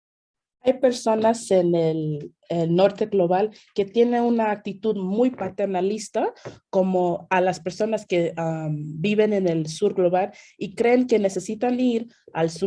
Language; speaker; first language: Spanish; non-native, fluent; English